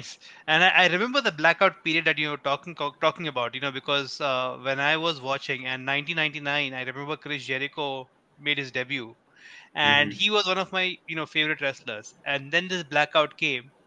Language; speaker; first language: English; non-native, local second language; Hindi